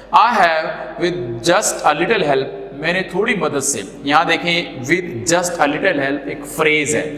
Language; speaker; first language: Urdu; non-native, local second language; Punjabi